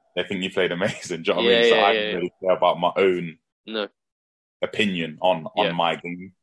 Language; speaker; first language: English; native; English